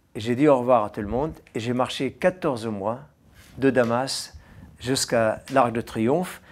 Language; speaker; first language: French; non-native, fluent; Arabic